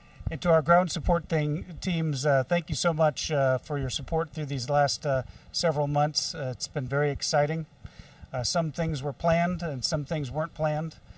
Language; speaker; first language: English; native; English